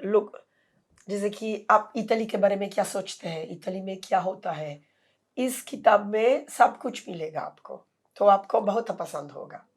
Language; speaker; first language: Hindi; non-native, fluent; Italian